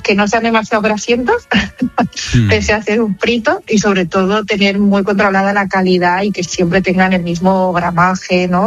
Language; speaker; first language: Spanish; native; Spanish